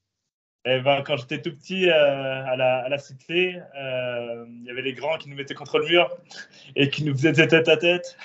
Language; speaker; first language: French; native; French